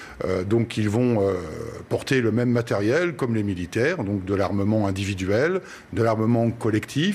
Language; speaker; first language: French; native; French